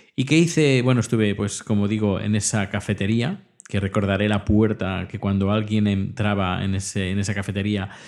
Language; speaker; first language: Spanish; native; Spanish